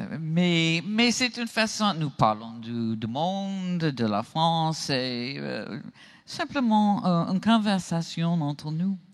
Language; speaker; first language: French; non-native, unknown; English